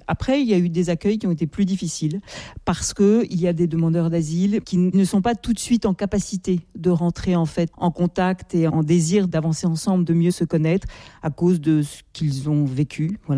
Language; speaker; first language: French; native; French